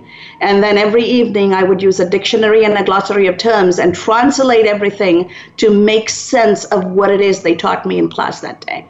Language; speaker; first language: English; non-native, local second language; Tamil